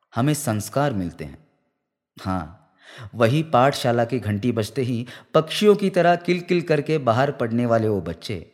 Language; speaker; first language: Hindi; non-native, local second language; Marathi